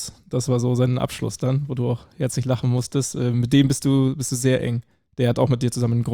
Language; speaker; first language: German; native; German